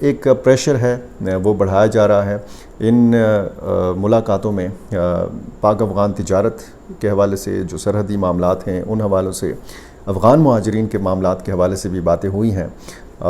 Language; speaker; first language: Urdu; native; Urdu